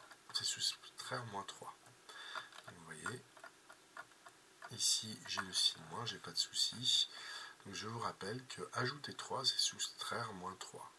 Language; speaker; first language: French; native; French